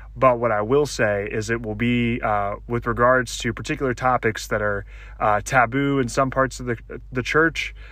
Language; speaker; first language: English; native; English